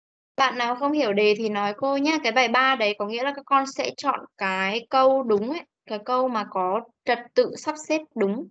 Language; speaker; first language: Vietnamese; native; Vietnamese